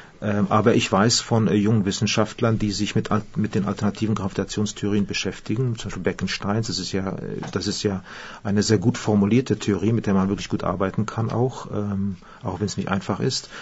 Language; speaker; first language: German; non-native, fluent; English